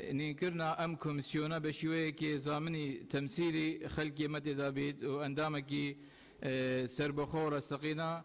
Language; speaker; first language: Central Kurdish; non-native, local second language; Assyrian Neo-Aramaic